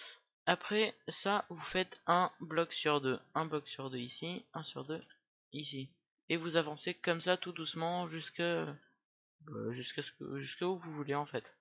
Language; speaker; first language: French; native; French